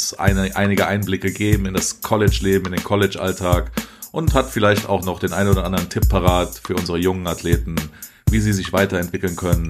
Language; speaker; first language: German; native; German